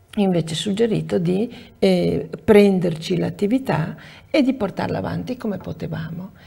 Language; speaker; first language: Italian; native; Italian